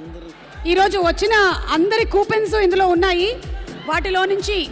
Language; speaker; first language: Telugu; native; Telugu